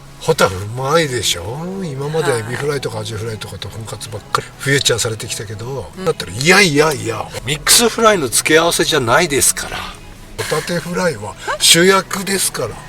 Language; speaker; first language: Japanese; native; Japanese